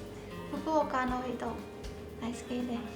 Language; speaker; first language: Japanese; non-native, learner; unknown